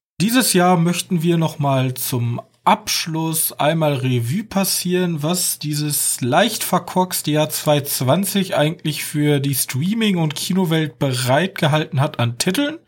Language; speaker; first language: German; native; German